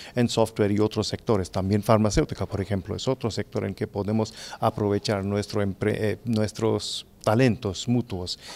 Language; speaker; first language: Spanish; non-native, fluent; Hindi